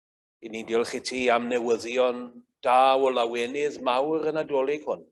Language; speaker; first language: Welsh; native; Welsh